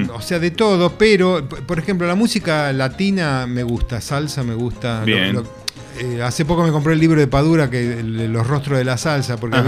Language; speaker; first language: Spanish; native; Spanish